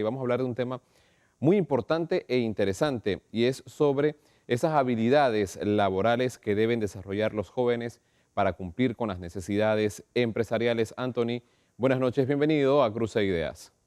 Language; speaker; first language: Spanish; native; Spanish